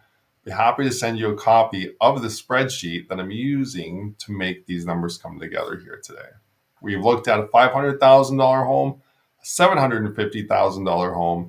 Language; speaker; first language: English; native; English